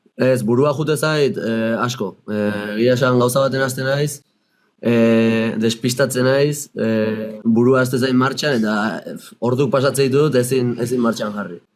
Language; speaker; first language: Basque; native; Basque